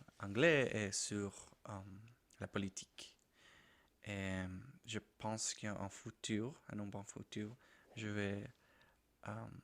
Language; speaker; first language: French; non-native, learner; Spanish